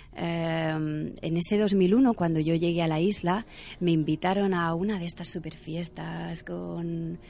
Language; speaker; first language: Spanish; native; Spanish